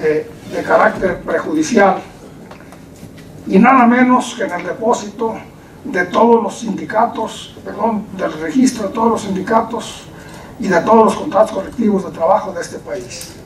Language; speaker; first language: Spanish; native; Spanish